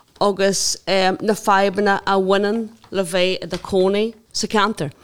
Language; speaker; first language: Irish; non-native, local second language; English